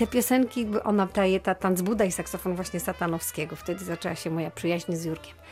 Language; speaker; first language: Polish; native; Polish